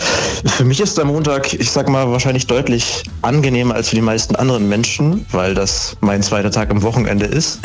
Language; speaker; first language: German; native; German